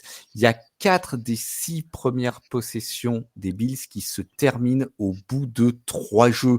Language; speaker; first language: French; native; French